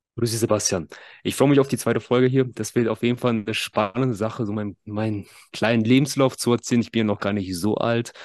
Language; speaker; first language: German; early bilingual, other home language; Russian